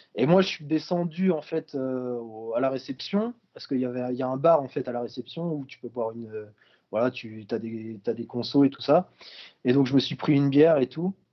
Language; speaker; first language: French; native; French